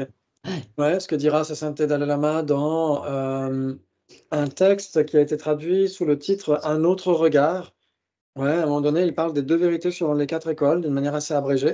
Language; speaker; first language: French; native; French